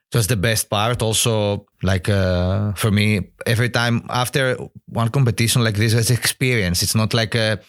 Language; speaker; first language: English; non-native, learner; Greek